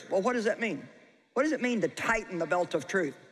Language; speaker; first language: English; native; English